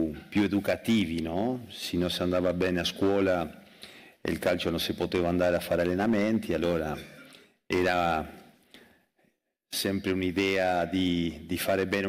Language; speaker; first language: Italian; non-native, fluent; Spanish